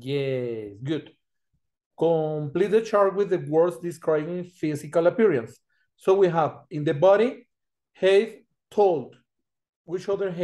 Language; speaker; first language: English; non-native, fluent; Spanish